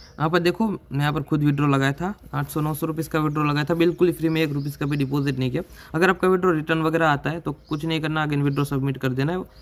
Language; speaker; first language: Hindi; native; Hindi